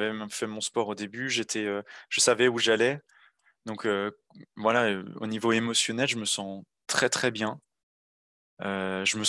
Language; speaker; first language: French; native; French